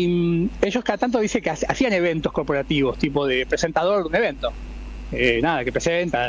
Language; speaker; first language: Spanish; native; Spanish